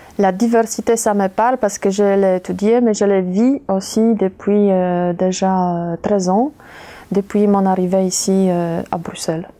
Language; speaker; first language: French; non-native, fluent; Polish